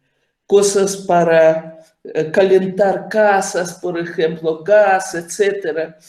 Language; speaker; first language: Spanish; non-native, fluent; Ukrainian